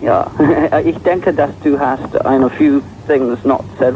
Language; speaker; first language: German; non-native, learner; English